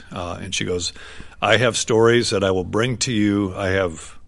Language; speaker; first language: English; native; English